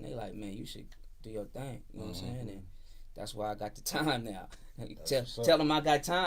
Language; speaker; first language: English; native; English